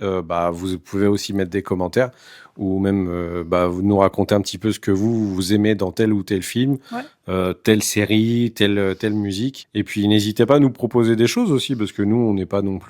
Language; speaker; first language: French; native; French